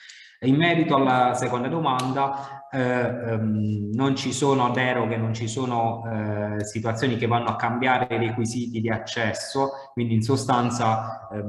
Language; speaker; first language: Italian; native; Italian